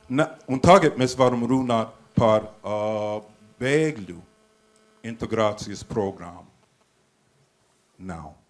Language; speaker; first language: Latvian; non-native, fluent; English